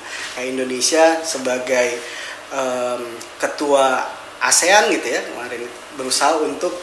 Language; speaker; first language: Indonesian; native; Indonesian